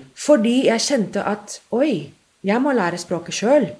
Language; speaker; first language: Norwegian; non-native, fluent; English